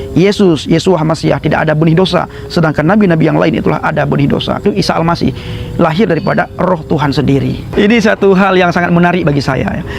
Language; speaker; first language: Indonesian; non-native, local second language; Achinese